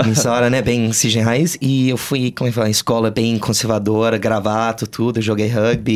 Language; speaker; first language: Portuguese; non-native, fluent; English